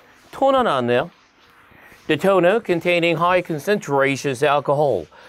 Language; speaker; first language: English; non-native, fluent; Korean